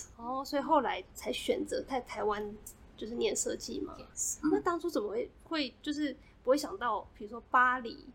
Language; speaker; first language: Chinese; native; Chinese